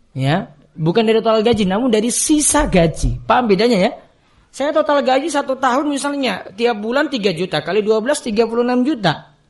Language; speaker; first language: Indonesian; native; Indonesian